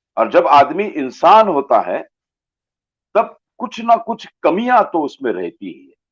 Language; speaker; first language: Hindi; non-native, local second language; Marathi